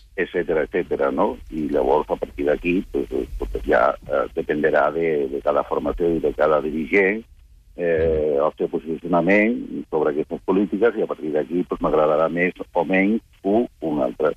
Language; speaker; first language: Catalan; non-native, local second language; Spanish